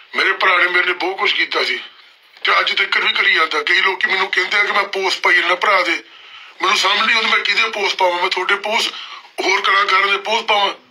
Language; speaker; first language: Punjabi; early bilingual, heritage; Punjabi